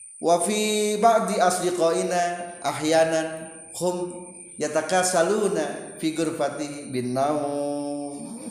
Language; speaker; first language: Arabic; non-native, learner; Indonesian